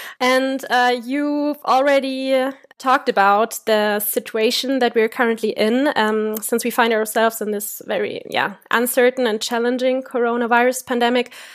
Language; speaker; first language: English; non-native, fluent; German